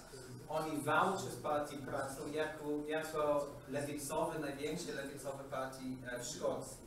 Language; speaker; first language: Polish; non-native, learner; English